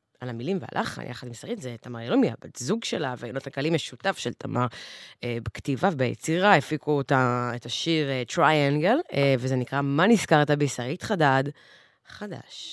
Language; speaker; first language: Hebrew; native; Hebrew